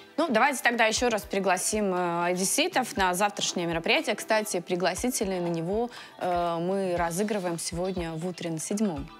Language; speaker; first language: Russian; native; Russian